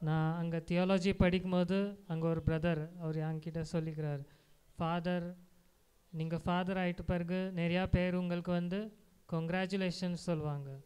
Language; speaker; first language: Tamil; non-native, fluent; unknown